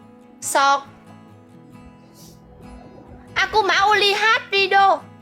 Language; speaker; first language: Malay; non-native, learner; Vietnamese